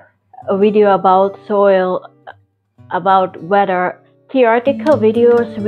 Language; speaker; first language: English; non-native, fluent; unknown